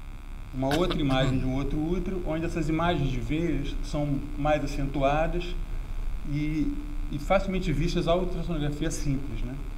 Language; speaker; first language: Portuguese; native; Portuguese